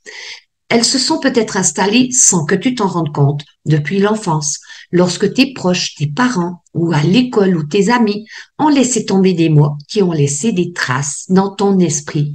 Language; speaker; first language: French; native; French